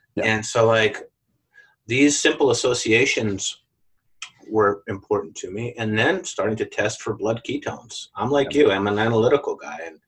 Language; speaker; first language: English; native; English